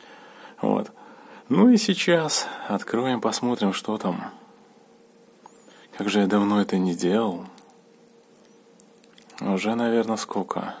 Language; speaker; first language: Russian; native; Russian